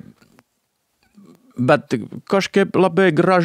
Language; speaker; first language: Lithuanian; non-native, learner; Finnish